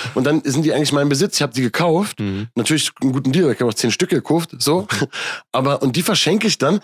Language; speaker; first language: German; native; German